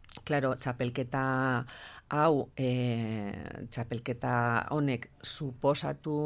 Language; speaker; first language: Basque; non-native, local second language; Spanish